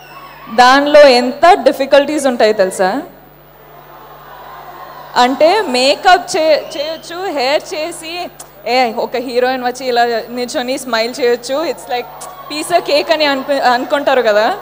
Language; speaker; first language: Telugu; non-native, local second language; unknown